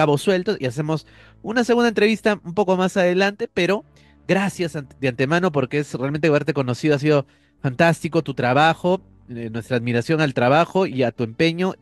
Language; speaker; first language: Spanish; native; Spanish